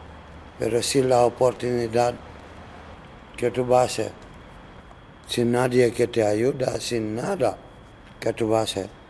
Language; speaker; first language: Spanish; non-native, learner; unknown